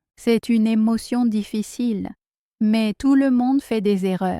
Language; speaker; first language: French; native; French